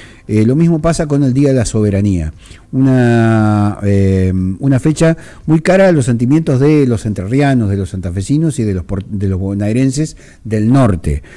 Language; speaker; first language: Spanish; native; Spanish